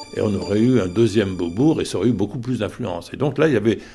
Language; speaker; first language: French; native; French